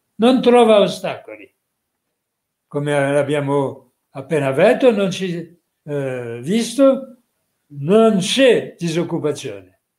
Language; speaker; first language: Italian; non-native, fluent; French